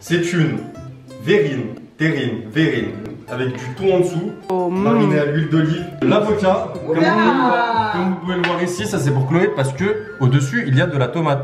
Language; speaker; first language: French; native; French